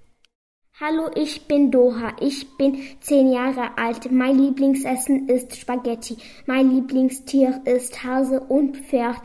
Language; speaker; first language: German; non-native, local second language; Arabic